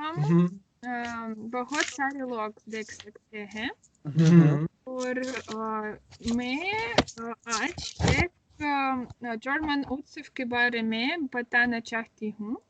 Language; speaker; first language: Hindi; non-native, learner; Russian